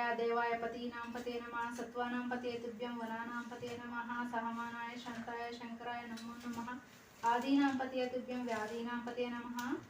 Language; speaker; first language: Telugu; native; Telugu